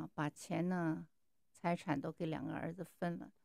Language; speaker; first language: Chinese; native; Chinese